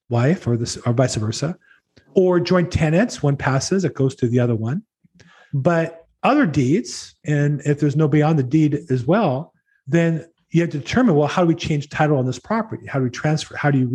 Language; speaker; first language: English; native; English